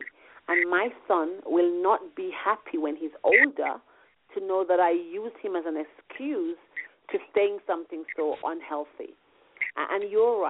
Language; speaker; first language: English; non-native, local second language; Jamaican Creole English